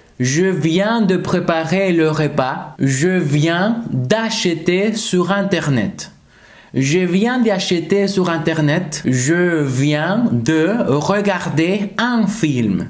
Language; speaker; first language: French; non-native, fluent; Spanish